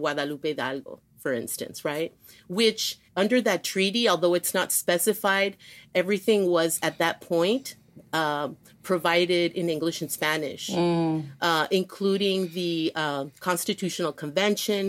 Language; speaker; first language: English; native; English